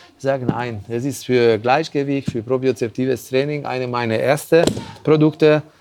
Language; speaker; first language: German; non-native, fluent; Hungarian